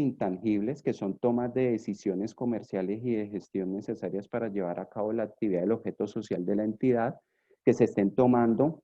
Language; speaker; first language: Spanish; native; Spanish